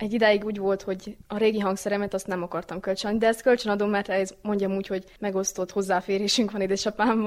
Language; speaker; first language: Hungarian; native; Hungarian